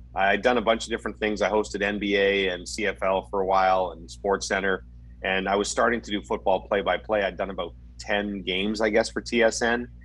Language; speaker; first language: English; native; English